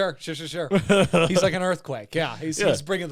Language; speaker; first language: English; native; English